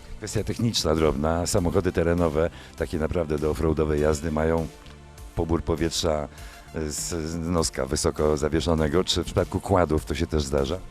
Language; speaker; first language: Polish; native; Polish